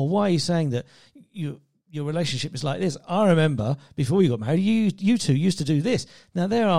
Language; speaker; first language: English; native; English